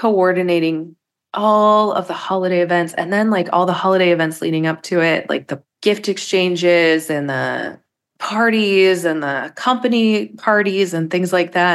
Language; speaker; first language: English; native; English